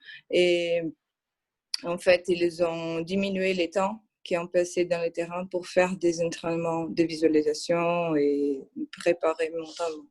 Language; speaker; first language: French; non-native, fluent; Portuguese